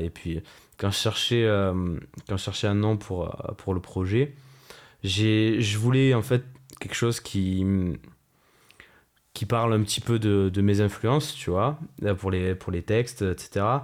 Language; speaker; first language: French; native; French